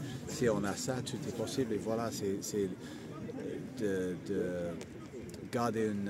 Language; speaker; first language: French; non-native, fluent; English